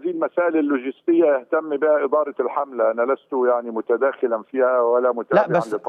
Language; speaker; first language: Arabic; native; Arabic